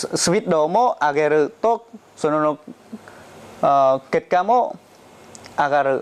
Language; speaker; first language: Japanese; non-native, learner; Vietnamese